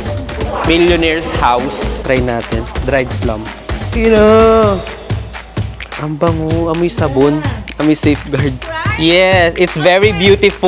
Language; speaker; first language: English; non-native, local second language; Filipino